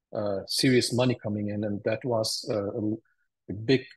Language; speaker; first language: English; early bilingual, other home language; Turkish